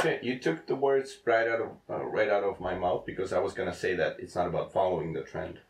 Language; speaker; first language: English; non-native, fluent; Czech